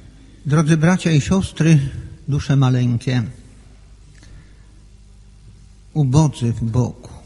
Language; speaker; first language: Polish; native; Polish